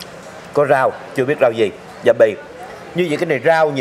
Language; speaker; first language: Vietnamese; native; Vietnamese